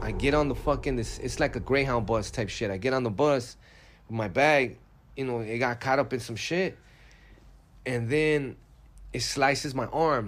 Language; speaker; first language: English; early bilingual, other home language; Spanish